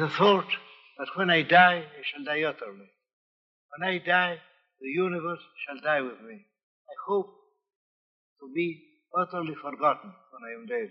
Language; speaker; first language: English; non-native, fluent; Spanish